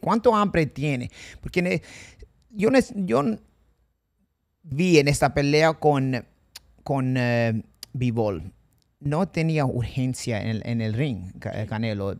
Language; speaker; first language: Spanish; non-native, fluent; English